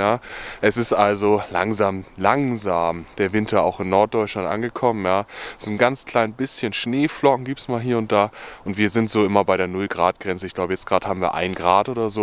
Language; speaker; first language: German; native; German